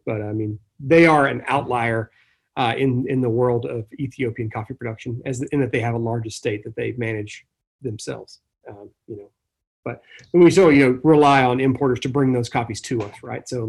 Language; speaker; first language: English; native; English